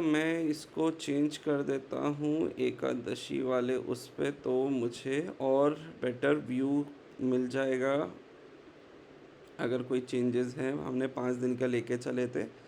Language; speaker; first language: Hindi; native; Hindi